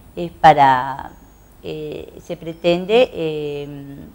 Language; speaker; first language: Spanish; native; Spanish